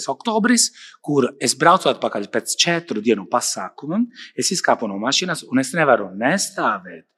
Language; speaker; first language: Latvian; non-native, fluent; Italian